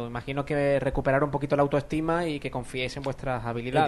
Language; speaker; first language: Spanish; native; Spanish